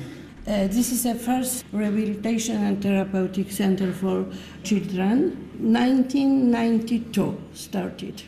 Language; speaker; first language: English; non-native, learner; Polish